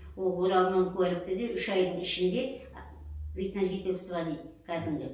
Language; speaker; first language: Kazakh; early bilingual, heritage; Kazakh